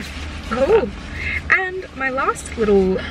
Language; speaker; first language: English; native; English